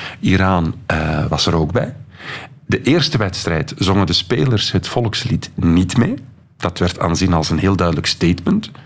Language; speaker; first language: Dutch; native; Dutch